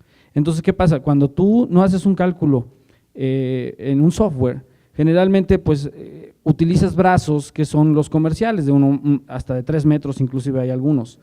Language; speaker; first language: Spanish; native; Spanish